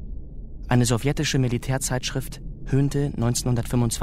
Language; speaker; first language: German; native; German